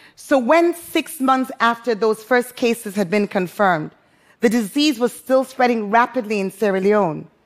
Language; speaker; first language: English; non-native, local second language; Krio